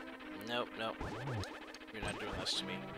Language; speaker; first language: English; native; English